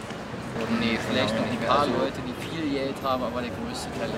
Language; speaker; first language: German; native; German